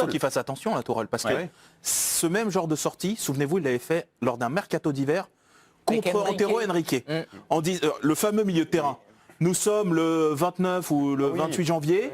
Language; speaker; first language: French; native; French